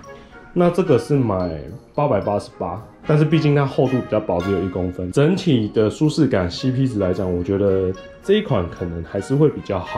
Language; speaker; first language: Chinese; native; Chinese